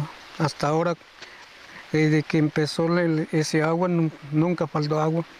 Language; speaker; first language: Spanish; non-native, local second language; Guarani